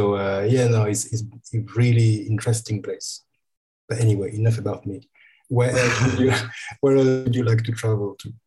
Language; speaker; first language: English; non-native, fluent; French